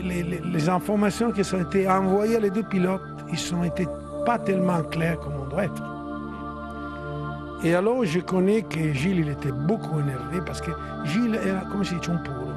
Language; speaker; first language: French; non-native, fluent; Italian